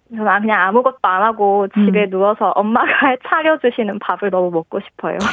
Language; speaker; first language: Korean; native; Korean